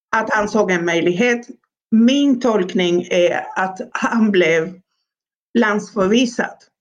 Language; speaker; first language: Swedish; non-native, fluent; Spanish